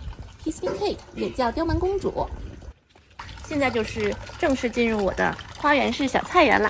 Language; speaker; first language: Chinese; native; Chinese